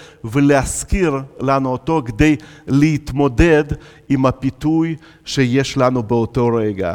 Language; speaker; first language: Hebrew; non-native, fluent; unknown